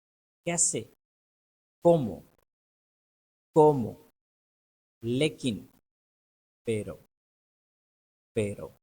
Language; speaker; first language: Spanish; non-native, fluent; Urdu